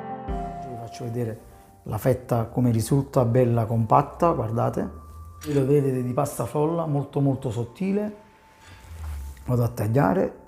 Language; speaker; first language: Italian; native; Italian